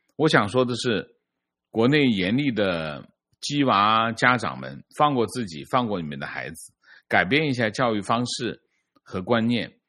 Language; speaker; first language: Chinese; native; Chinese